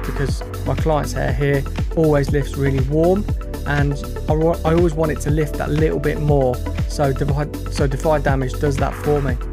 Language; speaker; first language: English; native; English